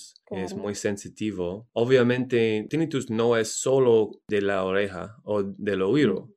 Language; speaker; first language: Spanish; non-native, learner; English